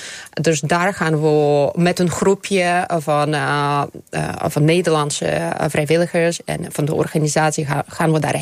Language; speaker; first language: Dutch; non-native, fluent; Ukrainian